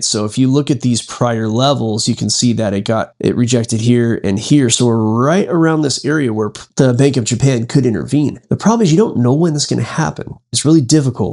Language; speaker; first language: English; native; English